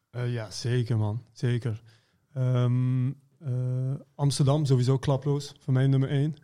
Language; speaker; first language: Dutch; early bilingual, other home language; Persian